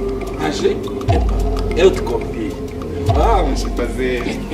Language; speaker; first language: Portuguese; non-native, learner; Kinyarwanda